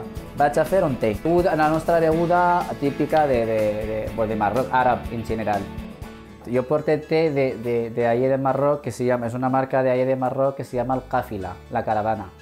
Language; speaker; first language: Catalan; non-native, fluent; Arabic